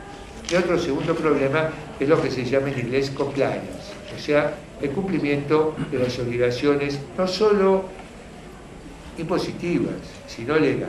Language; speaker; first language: Spanish; native; Spanish